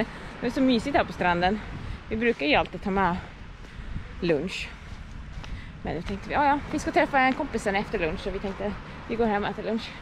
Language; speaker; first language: Swedish; native; Swedish